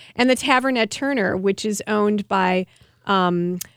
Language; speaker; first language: English; native; English